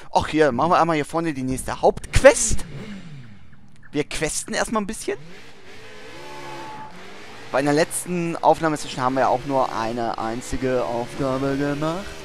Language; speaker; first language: German; native; German